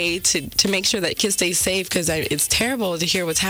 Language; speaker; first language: English; native; English